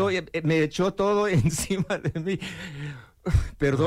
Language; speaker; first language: Spanish; non-native, learner; English